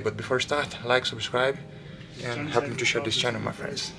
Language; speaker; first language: English; non-native, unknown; Portuguese